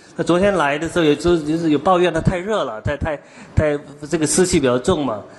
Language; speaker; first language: Chinese; non-native, local second language; Cantonese